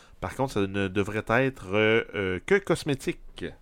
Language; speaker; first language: French; native; French